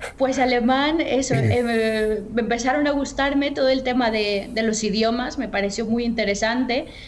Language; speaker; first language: Spanish; native; Spanish